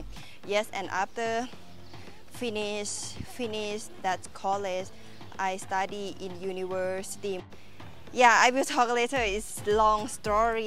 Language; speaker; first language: English; non-native, learner; Thai